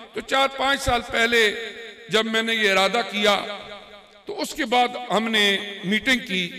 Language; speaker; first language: Urdu; native; Urdu